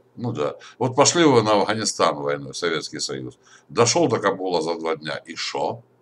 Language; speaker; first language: Russian; native; Russian